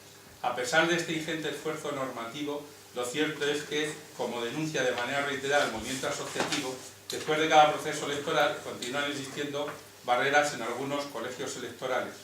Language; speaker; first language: Spanish; native; Spanish